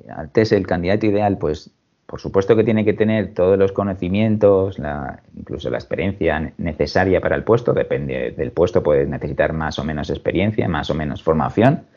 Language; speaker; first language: Spanish; native; Spanish